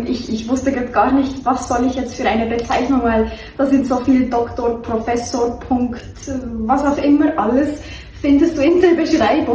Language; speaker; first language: German; native; German